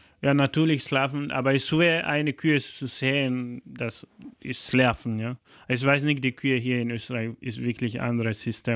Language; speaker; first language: German; non-native, learner; Fula